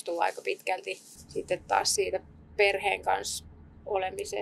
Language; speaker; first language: Finnish; native; Finnish